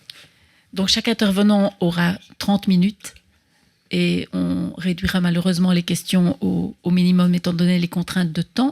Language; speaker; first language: French; native; French